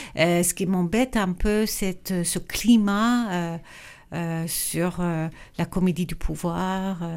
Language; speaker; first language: French; non-native, fluent; Persian